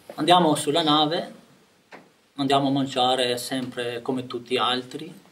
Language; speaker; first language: Italian; non-native, fluent; Albanian